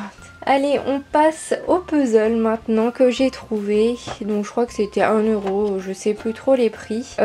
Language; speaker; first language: French; native; French